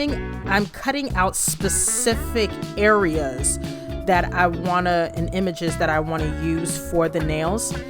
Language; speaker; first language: English; native; English